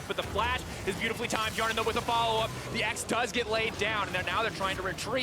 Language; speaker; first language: English; native; English